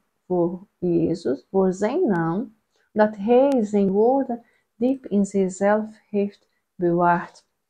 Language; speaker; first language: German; non-native, learner; Portuguese